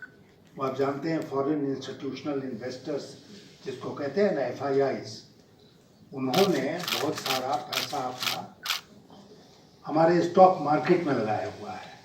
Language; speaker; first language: Hindi; native; Hindi